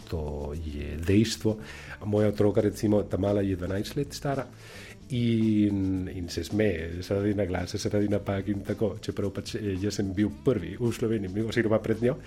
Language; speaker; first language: Slovenian; non-native, fluent; Spanish